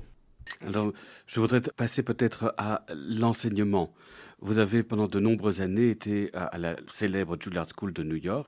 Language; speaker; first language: French; native; French